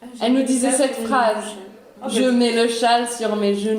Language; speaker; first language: French; early bilingual, other home language; Italian